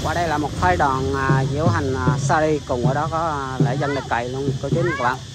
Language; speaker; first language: Vietnamese; non-native, local second language; Khmer